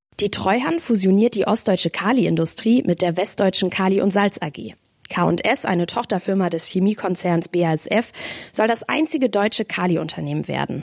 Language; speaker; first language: German; native; German